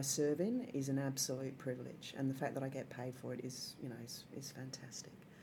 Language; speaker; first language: English; native; English